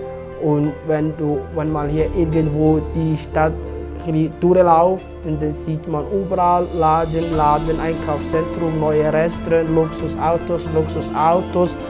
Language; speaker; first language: German; non-native, fluent; Somali